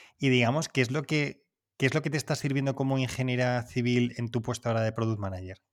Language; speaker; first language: Spanish; native; Spanish